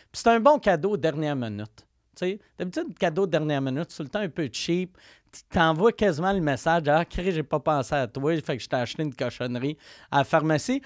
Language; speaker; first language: French; native; French